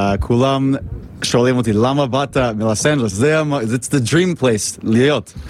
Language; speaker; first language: Hebrew; non-native, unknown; English